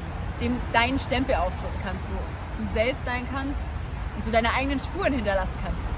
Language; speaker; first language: German; native; German